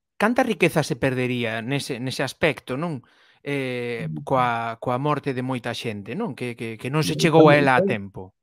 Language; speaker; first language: Galician; native; Galician